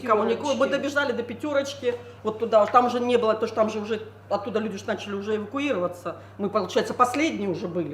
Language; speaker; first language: Russian; native; Russian